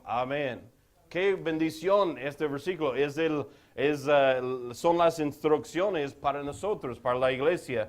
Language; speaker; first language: Spanish; non-native, fluent; English